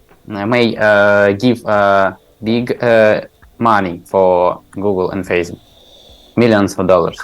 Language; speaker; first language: English; non-native, learner; Tajik